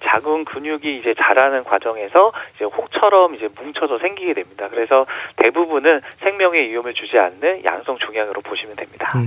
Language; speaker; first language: Korean; native; Korean